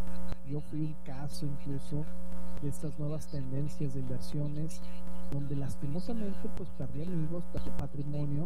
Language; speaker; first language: Spanish; native; Spanish